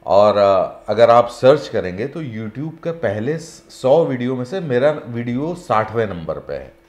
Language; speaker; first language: Hindi; native; Hindi